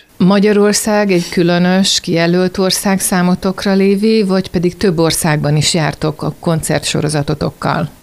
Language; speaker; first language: Hungarian; native; Hungarian